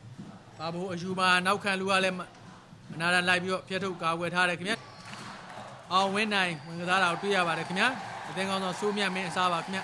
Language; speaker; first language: Burmese; native; Burmese